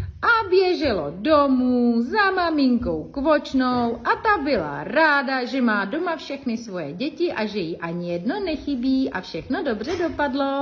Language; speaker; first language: Czech; native; Czech